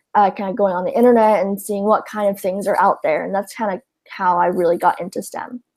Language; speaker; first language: English; early bilingual, other home language; Cantonese